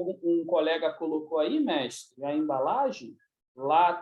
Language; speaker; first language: Portuguese; native; Portuguese